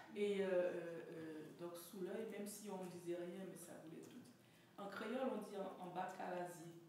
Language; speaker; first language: French; native; French